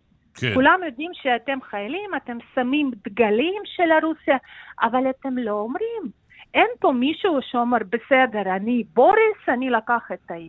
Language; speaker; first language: Hebrew; non-native, fluent; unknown